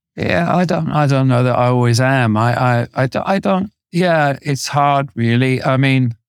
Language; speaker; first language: English; native; English